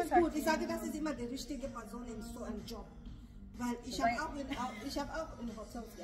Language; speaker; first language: German; non-native, learner; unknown